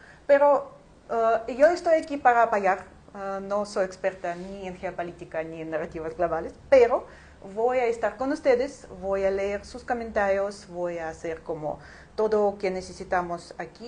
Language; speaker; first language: Spanish; non-native, fluent; Ukrainian